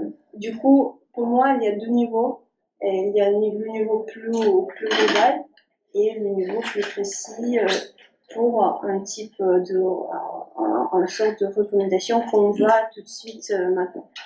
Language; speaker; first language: French; non-native, fluent; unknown